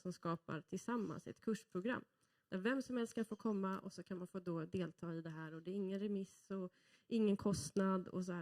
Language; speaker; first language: Swedish; native; Swedish